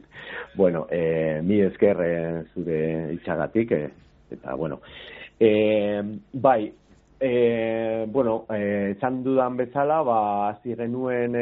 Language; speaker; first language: Basque; non-native, local second language; Spanish